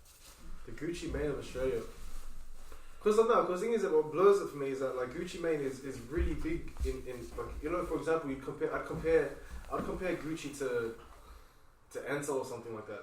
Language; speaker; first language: English; native; English